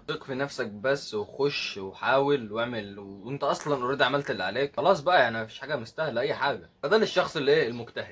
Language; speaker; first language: Arabic; native; Arabic